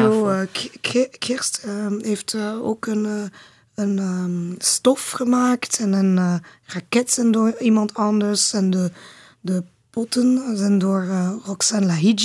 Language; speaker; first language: Dutch; non-native, learner; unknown